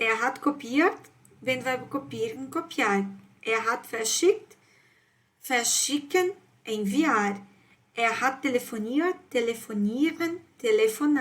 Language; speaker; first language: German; non-native, fluent; Portuguese